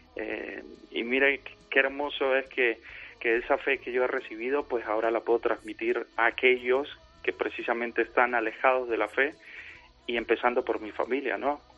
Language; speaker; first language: Spanish; native; Spanish